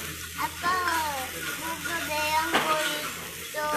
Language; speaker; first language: Korean; early bilingual, other home language; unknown